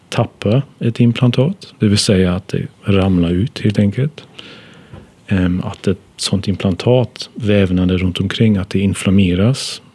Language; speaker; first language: Swedish; non-native, fluent; German